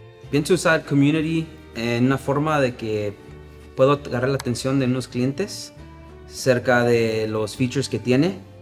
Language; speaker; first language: Spanish; early bilingual, heritage; Spanish